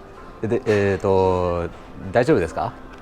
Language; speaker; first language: Japanese; non-native, learner; English